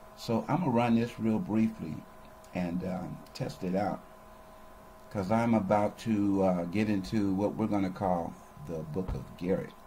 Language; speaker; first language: English; native; English